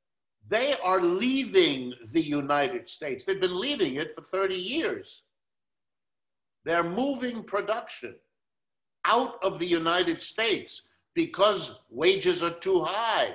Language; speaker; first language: English; early bilingual, other home language; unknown